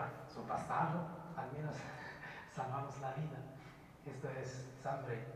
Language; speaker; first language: Spanish; non-native, learner; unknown